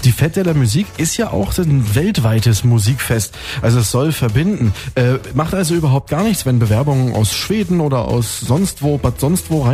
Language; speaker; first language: German; native; German